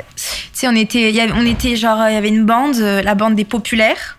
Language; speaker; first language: French; native; French